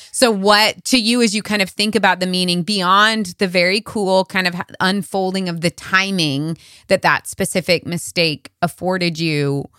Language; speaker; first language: English; native; English